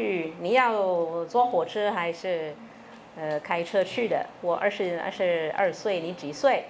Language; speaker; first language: Chinese; non-native, fluent; Italian